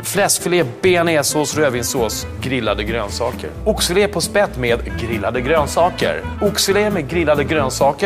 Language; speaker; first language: Swedish; native; Swedish